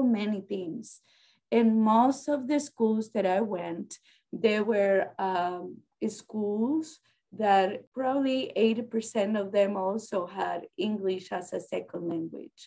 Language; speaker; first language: English; non-native, fluent; Spanish